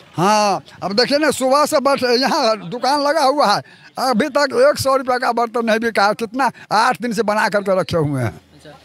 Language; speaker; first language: Hindi; native; Hindi